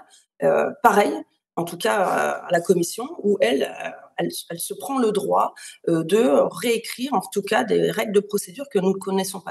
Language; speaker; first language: French; native; French